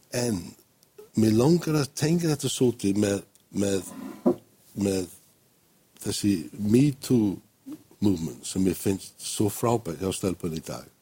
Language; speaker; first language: Icelandic; non-native, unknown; English